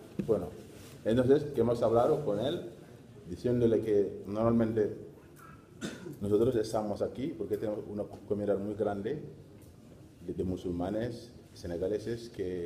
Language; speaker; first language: Spanish; non-native, fluent; Wolof